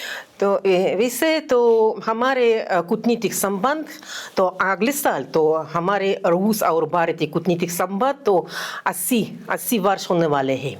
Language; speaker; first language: Hindi; non-native, fluent; Russian